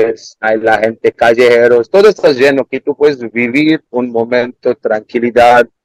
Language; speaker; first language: Spanish; non-native, learner; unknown